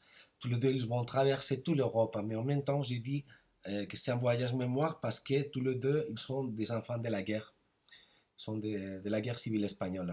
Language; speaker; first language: French; non-native, fluent; Spanish